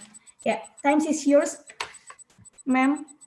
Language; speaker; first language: English; non-native, learner; Indonesian